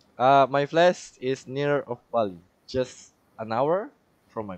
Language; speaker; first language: English; non-native, learner; Indonesian